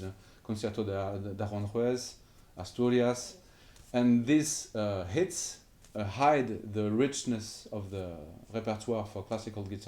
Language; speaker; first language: English; non-native, fluent; French